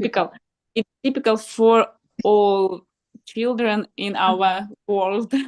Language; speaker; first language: English; non-native, learner; Russian